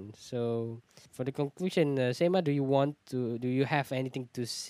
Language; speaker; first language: English; non-native, local second language; Malay